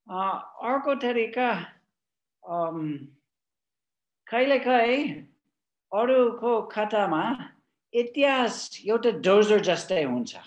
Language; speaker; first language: Nepali; non-native, fluent; English